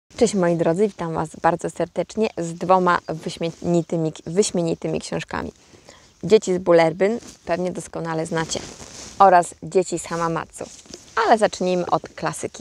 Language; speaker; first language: Polish; native; Polish